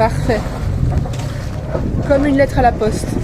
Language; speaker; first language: French; native; French